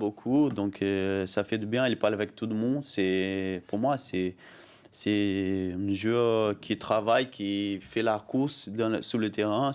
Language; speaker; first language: French; non-native, learner; Portuguese